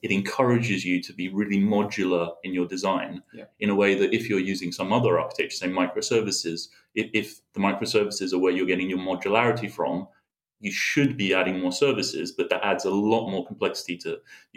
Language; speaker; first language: English; native; English